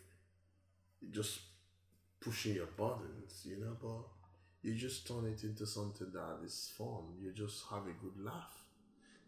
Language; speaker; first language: English; non-native, local second language; Igbo